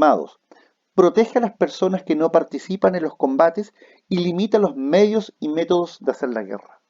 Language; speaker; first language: Spanish; native; Spanish